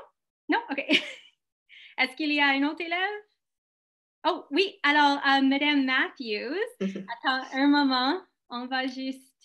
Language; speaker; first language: French; non-native, local second language; English